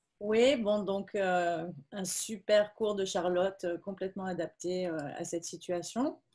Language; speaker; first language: French; native; French